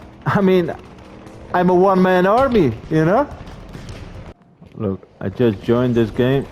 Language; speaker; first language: English; non-native, fluent; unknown